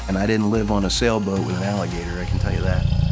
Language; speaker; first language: English; native; English